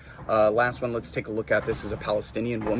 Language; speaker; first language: English; native; English